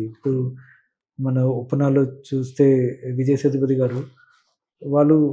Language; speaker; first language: Telugu; non-native, learner; Malayalam